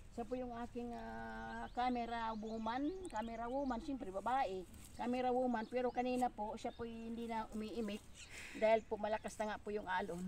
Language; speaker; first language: Filipino; non-native, local second language; Cebuano